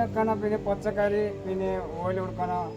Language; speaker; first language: Malayalam; non-native, learner; Nepali